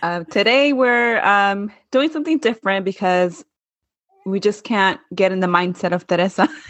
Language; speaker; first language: English; native; English